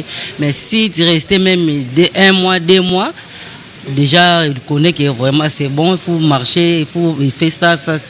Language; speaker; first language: French; non-native, learner; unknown